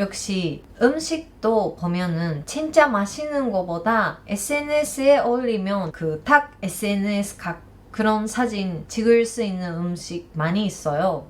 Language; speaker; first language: Korean; non-native, learner; Japanese